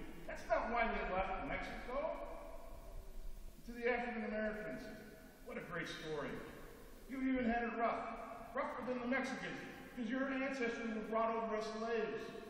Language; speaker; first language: English; early bilingual, other home language; Spanish